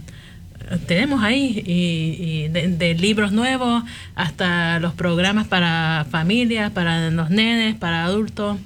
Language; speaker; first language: Spanish; early bilingual, heritage; Spanish